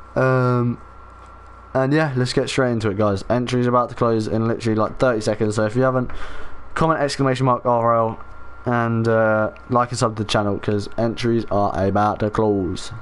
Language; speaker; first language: English; native; English